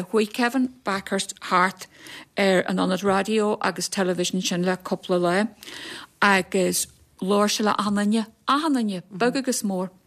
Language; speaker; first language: Irish; native; Irish